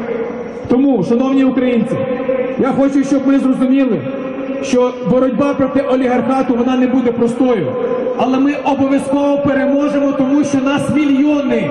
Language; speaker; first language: Ukrainian; native; Ukrainian